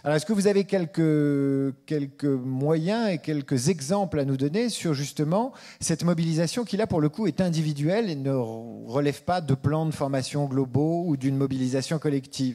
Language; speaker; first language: French; native; French